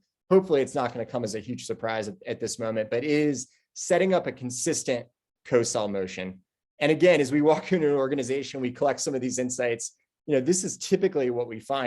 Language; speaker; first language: English; native; English